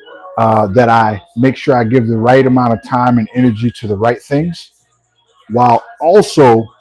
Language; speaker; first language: English; native; English